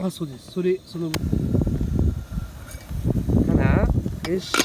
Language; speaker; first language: Japanese; native; Japanese